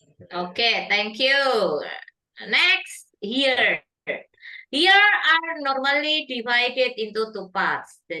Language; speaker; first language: English; non-native, fluent; Indonesian